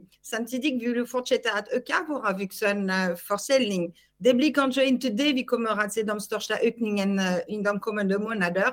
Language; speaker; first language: Swedish; non-native, fluent; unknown